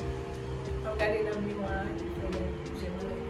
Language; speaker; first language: French; non-native, learner; Haitian Creole